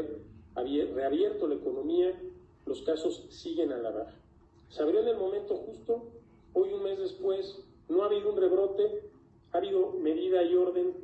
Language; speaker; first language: Spanish; native; Spanish